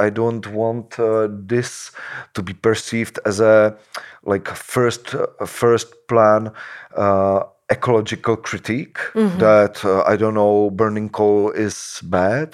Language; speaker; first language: English; non-native, fluent; Czech